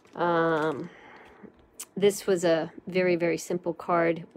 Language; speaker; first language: English; native; English